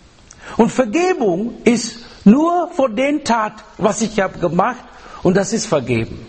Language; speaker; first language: German; non-native, fluent; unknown